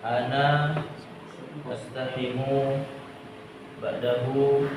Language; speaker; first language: Arabic; non-native, learner; Indonesian